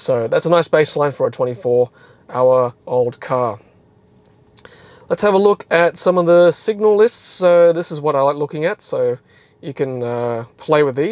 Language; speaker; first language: English; native; English